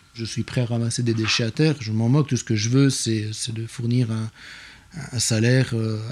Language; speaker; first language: French; native; French